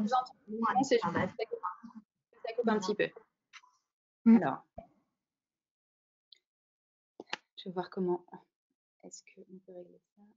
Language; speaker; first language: French; native; French